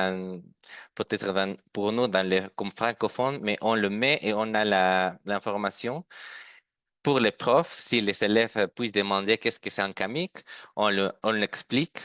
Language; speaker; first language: French; non-native, fluent; Spanish